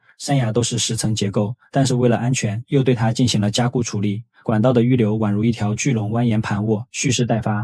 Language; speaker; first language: Chinese; native; Chinese